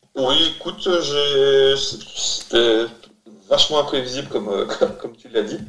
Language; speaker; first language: French; native; French